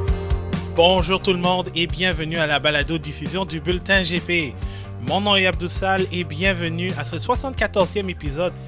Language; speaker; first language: French; native; French